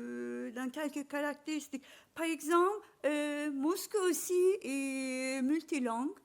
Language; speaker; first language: French; non-native, learner; Turkish